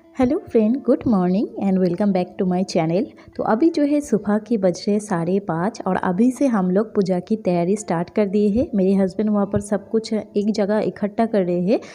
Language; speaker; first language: Hindi; non-native, local second language; Bangla